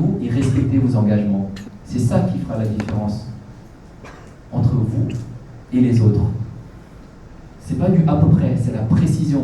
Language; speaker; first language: French; native; French